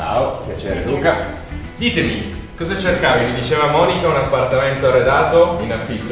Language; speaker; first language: Italian; native; Italian